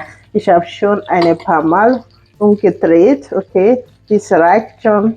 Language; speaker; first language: German; non-native, fluent; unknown